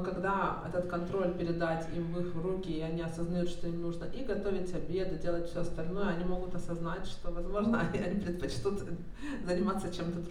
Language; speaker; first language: Russian; native; Russian